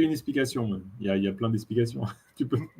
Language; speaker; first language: French; native; French